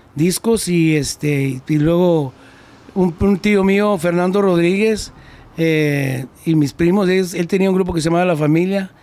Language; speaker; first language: Spanish; early bilingual, heritage; Spanish